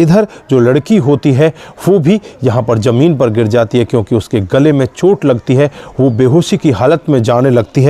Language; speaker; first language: Hindi; native; Hindi